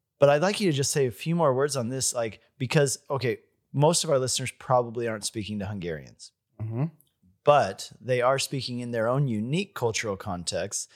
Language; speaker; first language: English; native; English